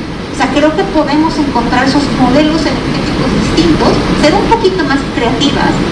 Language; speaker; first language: Spanish; native; Spanish